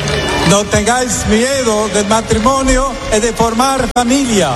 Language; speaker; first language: Spanish; non-native, fluent; English